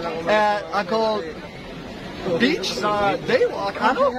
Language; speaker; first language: Filipino; non-native, learner; English